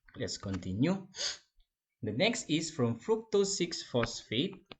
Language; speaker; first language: English; non-native, local second language; Filipino